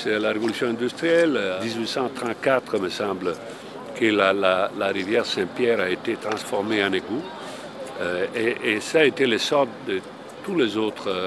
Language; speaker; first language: French; non-native, fluent; Italian